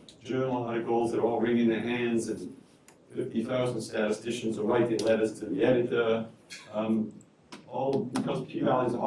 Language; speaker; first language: English; native; English